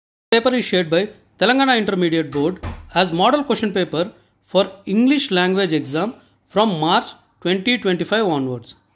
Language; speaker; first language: English; non-native, local second language; Telugu